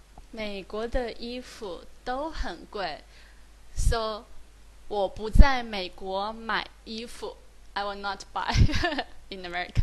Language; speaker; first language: Chinese; native; Chinese